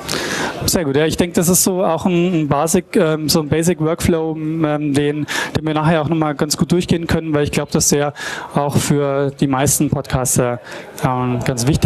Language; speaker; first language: German; native; German